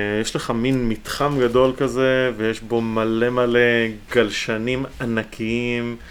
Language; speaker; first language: Hebrew; native; Hebrew